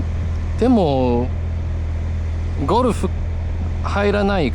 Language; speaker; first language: Japanese; non-native, learner; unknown